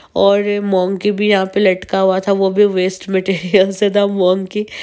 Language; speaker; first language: Hindi; non-native, local second language; Bangla